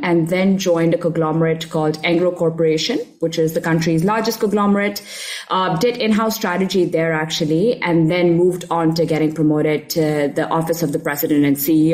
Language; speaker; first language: English; non-native, local second language; Urdu